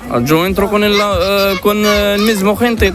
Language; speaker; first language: Spanish; non-native, learner; Arabic